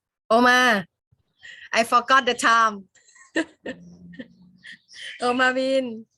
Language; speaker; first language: English; non-native, learner; Thai